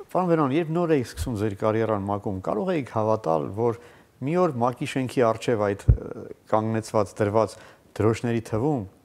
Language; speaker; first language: Armenian; native; Armenian